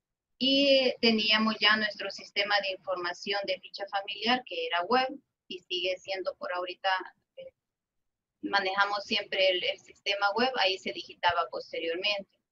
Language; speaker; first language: Spanish; native; Spanish